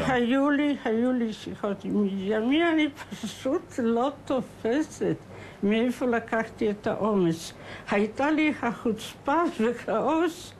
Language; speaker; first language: Hebrew; non-native, fluent; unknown